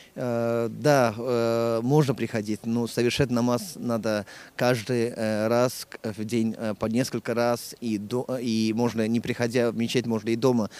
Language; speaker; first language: Russian; non-native, local second language; Tatar